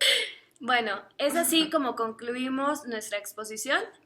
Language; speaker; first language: Spanish; native; Spanish